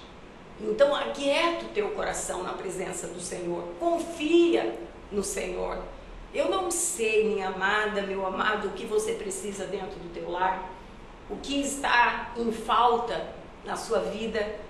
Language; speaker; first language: Portuguese; native; Portuguese